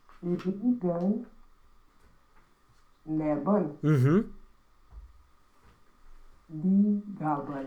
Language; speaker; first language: German; non-native, learner; Romanian